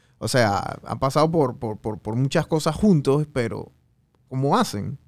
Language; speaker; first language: Spanish; native; Spanish